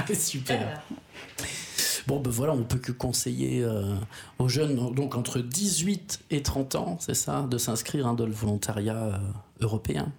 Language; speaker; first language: French; native; French